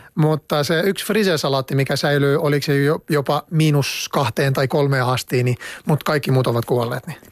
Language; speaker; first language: Finnish; non-native, fluent; Arabic